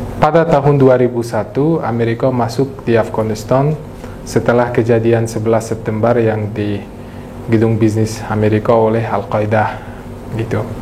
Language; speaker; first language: Indonesian; non-native, fluent; Persian